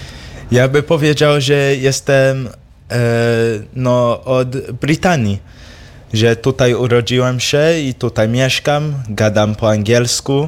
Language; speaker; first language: Polish; early bilingual, heritage; English